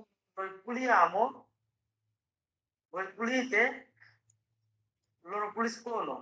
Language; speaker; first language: Italian; non-native, learner; Bangla